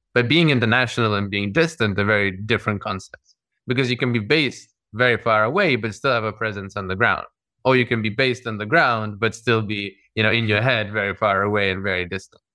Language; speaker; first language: English; early bilingual, other home language; Russian